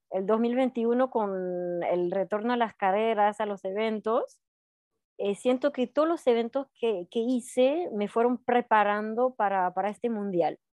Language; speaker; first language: Spanish; non-native, fluent; French